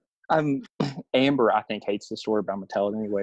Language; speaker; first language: English; native; English